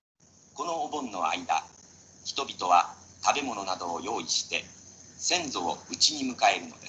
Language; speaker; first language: Japanese; non-native, learner; Indonesian